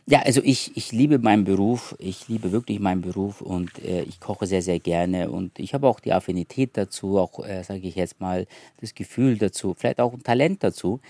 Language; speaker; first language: German; early bilingual, other home language; Turkish